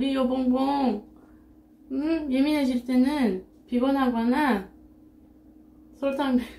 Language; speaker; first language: Korean; non-native, fluent; French